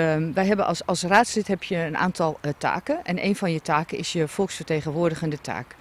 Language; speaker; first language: Dutch; native; Dutch